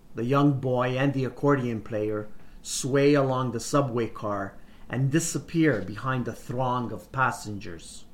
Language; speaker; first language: English; early bilingual, other home language; Italian